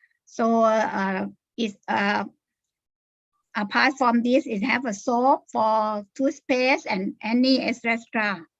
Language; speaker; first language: English; non-native, learner; Thai